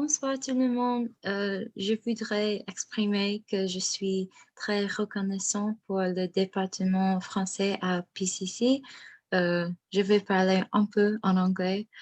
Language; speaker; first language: French; non-native, learner; English